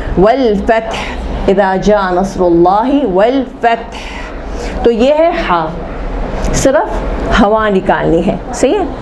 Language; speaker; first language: Urdu; native; Urdu